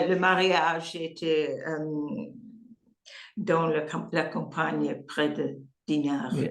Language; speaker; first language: French; non-native, learner; English